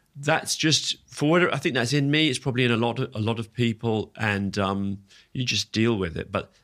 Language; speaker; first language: English; native; English